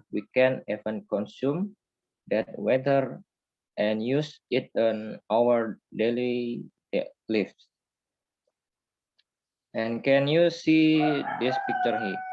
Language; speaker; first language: English; non-native, learner; Indonesian